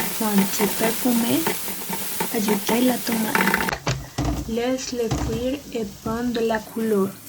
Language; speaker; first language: French; non-native, learner; Spanish